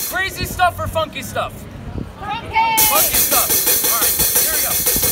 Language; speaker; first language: English; native; English